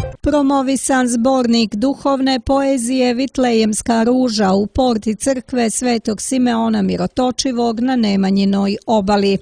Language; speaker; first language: Serbian; native; Serbian